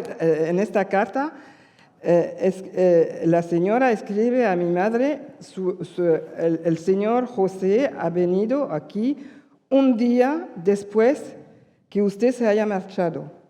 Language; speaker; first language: Spanish; early bilingual, heritage; Spanish